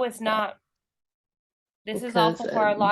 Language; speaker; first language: English; native; English